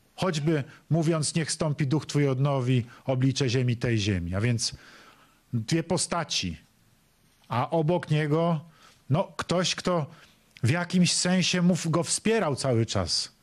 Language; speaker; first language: Polish; native; Polish